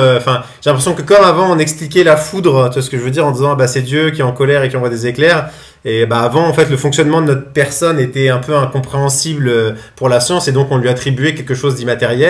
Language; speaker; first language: French; native; French